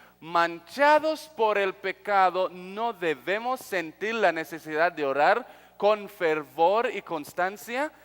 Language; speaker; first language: Spanish; non-native, fluent; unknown